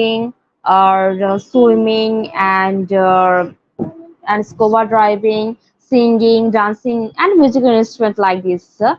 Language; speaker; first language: English; non-native, learner; Bangla